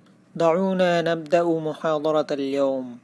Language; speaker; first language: Arabic; non-native, fluent; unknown